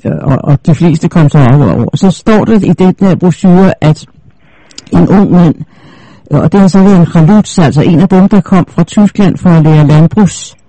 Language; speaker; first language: Danish; native; Danish